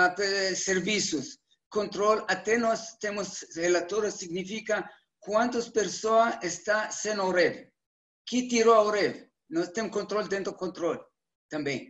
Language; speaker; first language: Portuguese; non-native, learner; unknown